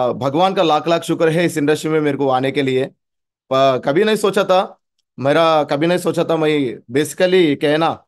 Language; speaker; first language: Hindi; non-native, local second language; Telugu